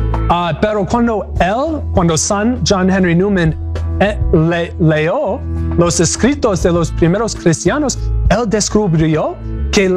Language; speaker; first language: Spanish; non-native, learner; English